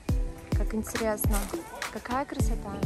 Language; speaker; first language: Russian; native; Russian